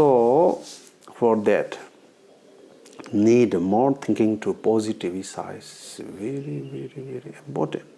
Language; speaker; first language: English; non-native, learner; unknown